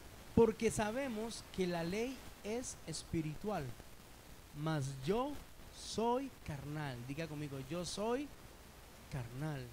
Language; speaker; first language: Spanish; native; Spanish